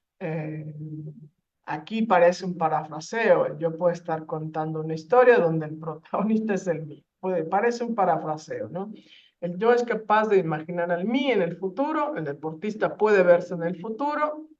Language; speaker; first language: Spanish; native; Spanish